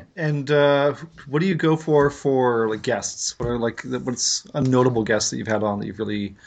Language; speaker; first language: English; native; English